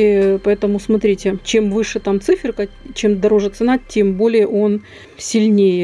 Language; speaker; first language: Russian; native; Russian